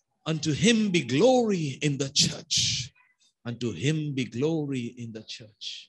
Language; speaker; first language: English; non-native, local second language; Tamil